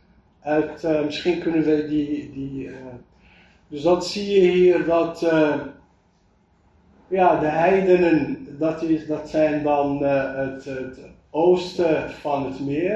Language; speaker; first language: Dutch; non-native, fluent; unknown